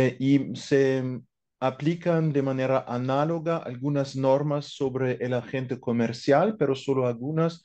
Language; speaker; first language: Spanish; non-native, fluent; German